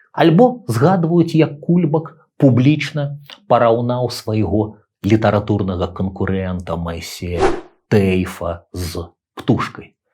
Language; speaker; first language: Belarusian; native; Belarusian